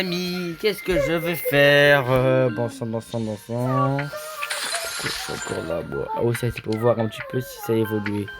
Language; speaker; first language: French; native; French